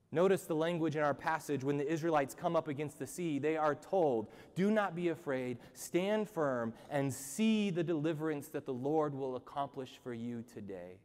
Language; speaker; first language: English; native; English